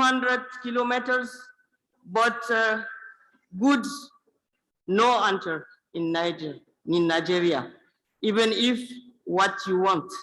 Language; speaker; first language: English; non-native, learner; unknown